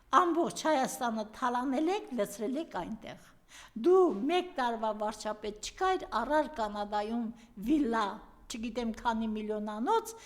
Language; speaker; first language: Armenian; native; Armenian